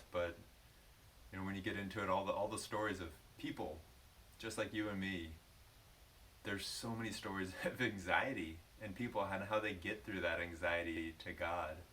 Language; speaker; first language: English; native; English